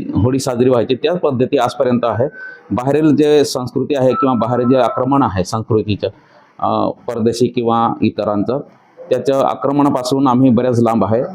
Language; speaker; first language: Marathi; non-native, local second language; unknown